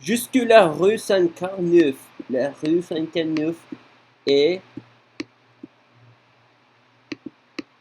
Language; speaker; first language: French; non-native, learner; Spanish